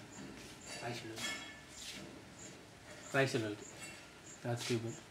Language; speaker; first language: German; non-native, learner; Sinhala